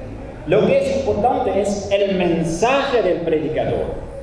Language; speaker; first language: Spanish; non-native, fluent; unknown